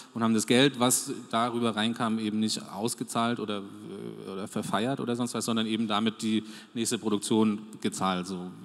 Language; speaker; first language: German; native; German